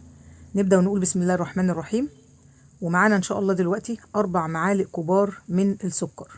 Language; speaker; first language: Arabic; native; Arabic